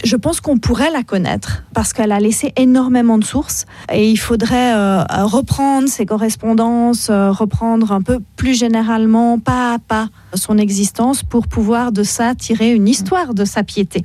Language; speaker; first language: French; native; French